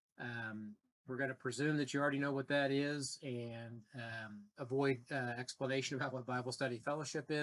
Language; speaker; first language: English; native; English